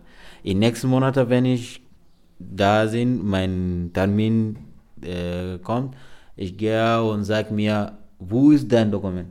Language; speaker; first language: German; non-native, learner; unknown